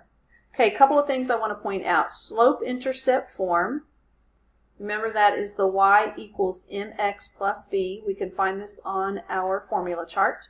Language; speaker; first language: English; native; English